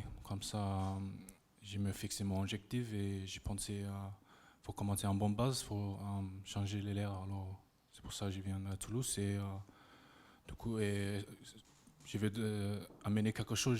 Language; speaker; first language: French; non-native, learner; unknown